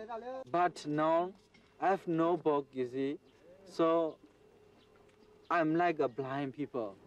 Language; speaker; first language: English; non-native, learner; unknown